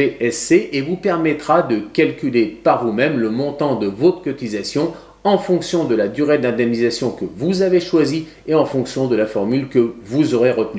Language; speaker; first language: French; native; French